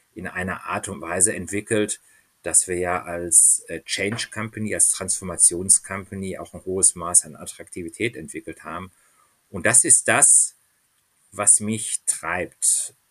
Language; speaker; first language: German; native; German